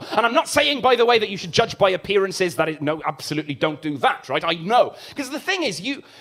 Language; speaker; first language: English; native; English